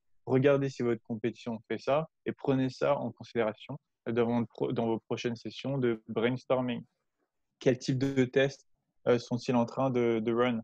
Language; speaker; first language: French; native; French